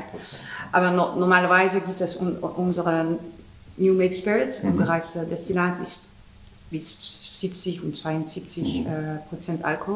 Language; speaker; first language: German; non-native, learner; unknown